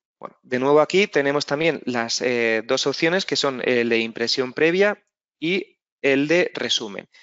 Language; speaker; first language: Spanish; native; Spanish